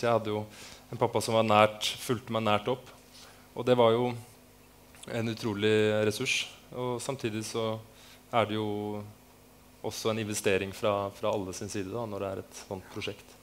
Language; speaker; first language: Norwegian; native; Norwegian